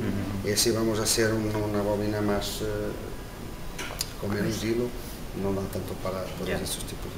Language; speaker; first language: Spanish; non-native, learner; Portuguese